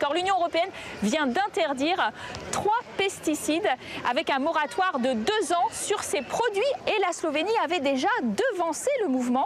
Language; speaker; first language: French; native; French